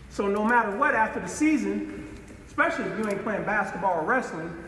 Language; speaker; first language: English; native; English